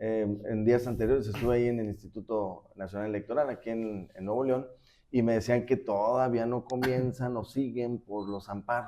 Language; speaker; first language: Spanish; native; Spanish